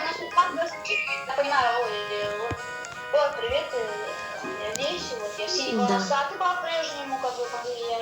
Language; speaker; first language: Russian; native; Russian